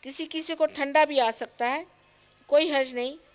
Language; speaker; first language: Hindi; non-native, local second language; Marathi